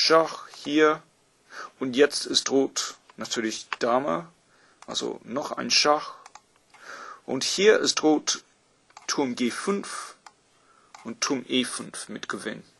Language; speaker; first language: German; non-native, fluent; English